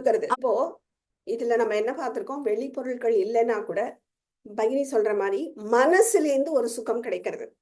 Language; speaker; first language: Tamil; native; Tamil